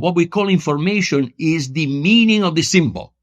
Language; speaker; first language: English; non-native, fluent; Italian